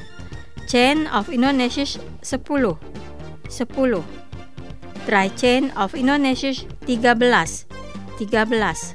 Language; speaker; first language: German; non-native, fluent; Indonesian